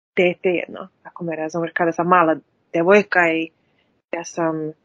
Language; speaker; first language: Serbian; early bilingual, heritage; Serbian